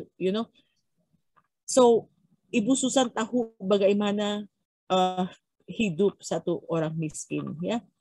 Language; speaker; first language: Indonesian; non-native, learner; Filipino